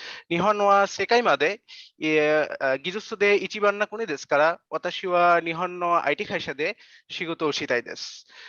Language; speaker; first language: Japanese; non-native, learner; Bangla